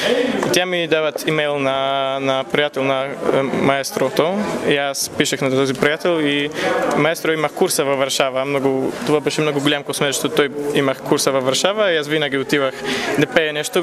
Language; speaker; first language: Bulgarian; early bilingual, heritage; Polish